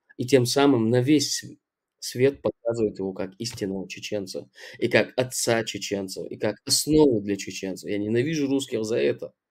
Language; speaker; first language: Russian; non-native, local second language; Chechen